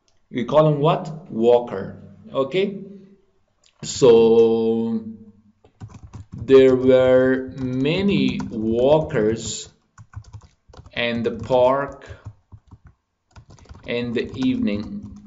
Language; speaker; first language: English; non-native, fluent; Persian